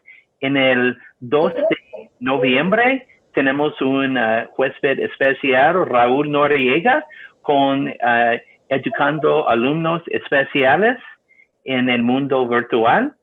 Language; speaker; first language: Spanish; non-native, learner; English